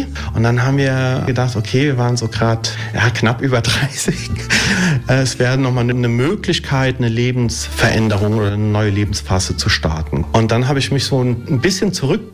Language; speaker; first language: German; early bilingual, other home language; Italian